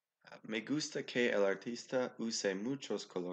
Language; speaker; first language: Spanish; non-native, learner; English